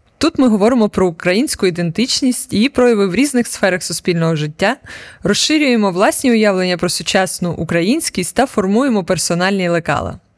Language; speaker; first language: Ukrainian; native; Ukrainian